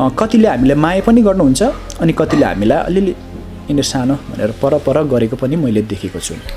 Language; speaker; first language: Nepali; native; Nepali